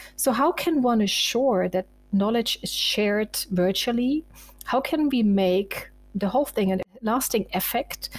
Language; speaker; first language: English; non-native, fluent; German